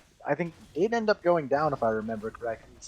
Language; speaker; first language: English; native; English